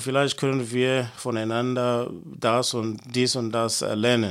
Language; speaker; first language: German; non-native, fluent; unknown